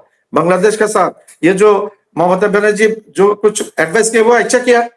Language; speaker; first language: Hindi; non-native, learner; Bangla